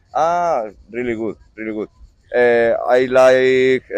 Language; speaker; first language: English; non-native, learner; Italian